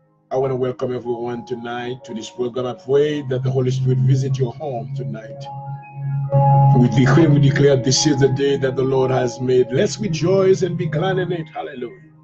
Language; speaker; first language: English; non-native, fluent; Haitian Creole